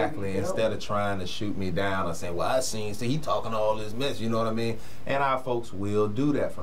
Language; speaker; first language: English; native; English